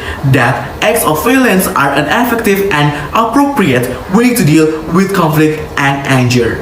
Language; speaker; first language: English; non-native, learner; Indonesian